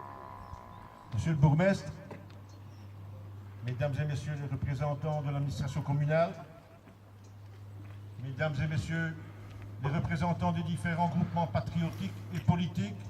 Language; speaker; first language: French; native; French